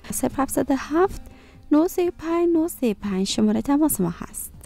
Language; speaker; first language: Persian; native; Persian